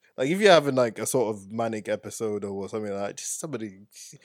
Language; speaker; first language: English; native; English